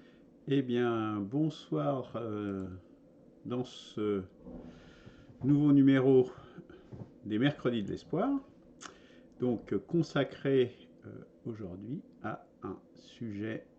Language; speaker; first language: French; native; French